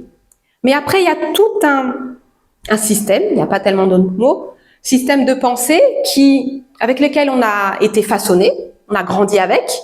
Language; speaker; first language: French; native; French